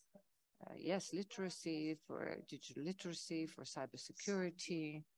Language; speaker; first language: English; non-native, fluent; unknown